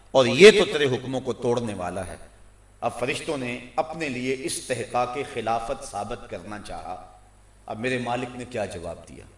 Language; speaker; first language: Urdu; native; Urdu